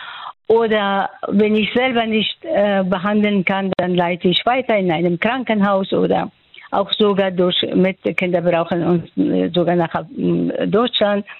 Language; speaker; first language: German; non-native, fluent; Persian